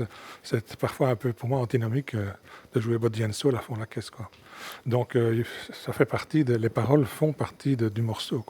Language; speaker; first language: French; native; French